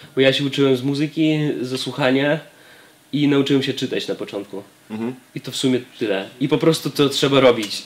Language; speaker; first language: Polish; non-native, fluent; Russian